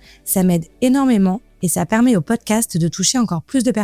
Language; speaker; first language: French; native; French